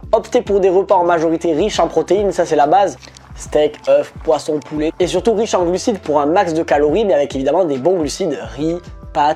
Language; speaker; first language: French; native; French